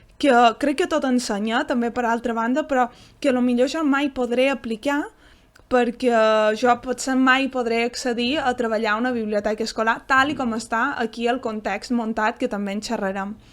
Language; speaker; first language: Catalan; native; Catalan